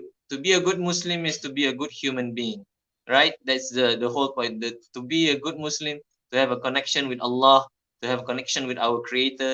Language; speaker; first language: English; non-native, fluent; Malay